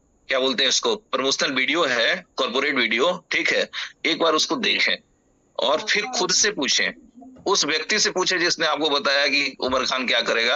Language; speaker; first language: Hindi; native; Hindi